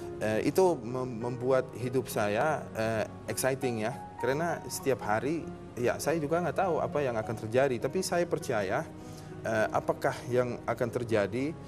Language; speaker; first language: Indonesian; non-native, fluent; Dutch